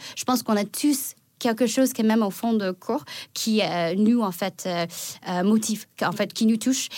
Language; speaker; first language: French; non-native, fluent; Chinese